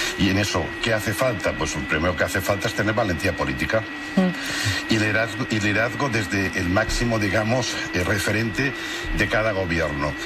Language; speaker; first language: Spanish; non-native, local second language; Catalan